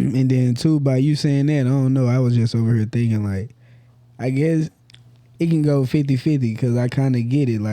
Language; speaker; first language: English; native; English